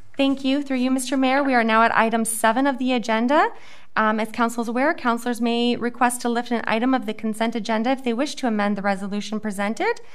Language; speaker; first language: English; native; English